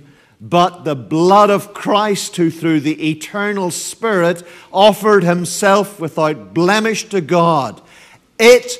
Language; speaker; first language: English; native; English